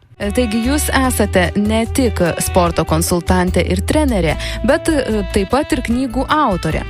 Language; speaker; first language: Lithuanian; native; Lithuanian